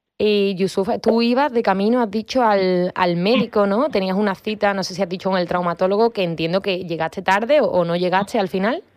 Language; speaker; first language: Spanish; native; Spanish